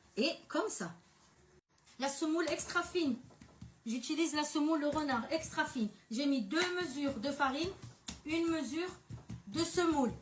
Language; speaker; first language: French; early bilingual, other home language; Arabic